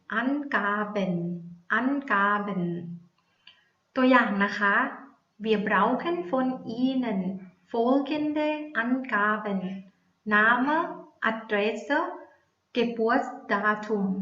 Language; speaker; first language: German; non-native, learner; Thai